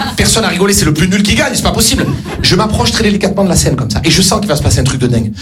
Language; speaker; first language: French; native; French